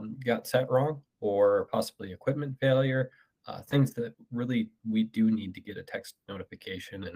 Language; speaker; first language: English; native; English